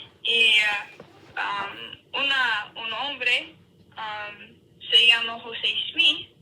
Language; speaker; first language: Spanish; non-native, learner; English